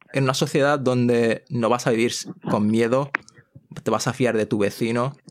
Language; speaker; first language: Spanish; early bilingual, other home language; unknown